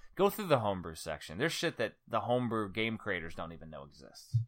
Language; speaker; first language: English; native; English